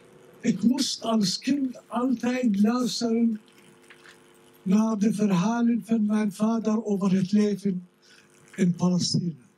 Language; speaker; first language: Dutch; non-native, fluent; Arabic